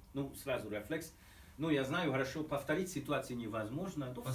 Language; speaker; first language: Russian; non-native, fluent; Hungarian